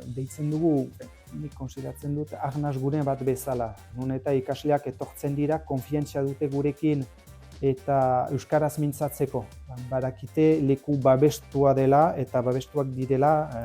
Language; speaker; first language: Basque; native; Basque